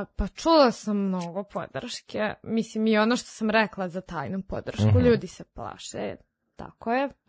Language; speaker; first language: Serbian; non-native, local second language; Rusyn